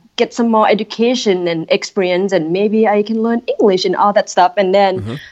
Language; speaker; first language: English; non-native, fluent; Thai